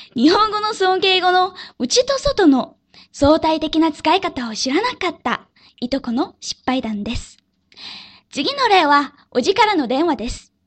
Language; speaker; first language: Japanese; non-native, fluent; Korean